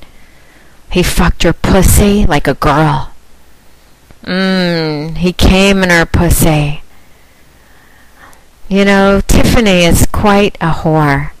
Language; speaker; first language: English; native; English